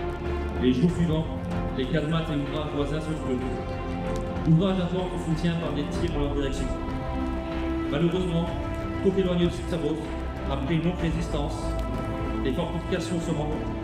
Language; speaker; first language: French; native; French